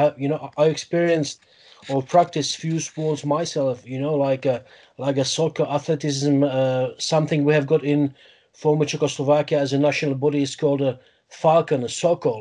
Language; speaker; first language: English; non-native, fluent; Czech